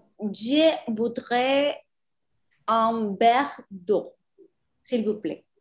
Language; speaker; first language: French; non-native, learner; Spanish